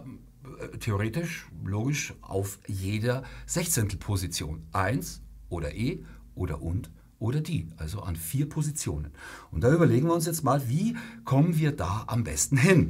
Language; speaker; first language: German; native; German